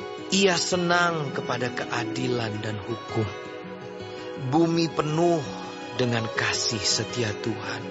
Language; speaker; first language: Indonesian; native; Indonesian